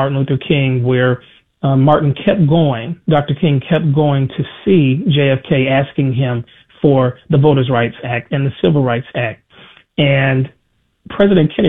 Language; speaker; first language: English; native; English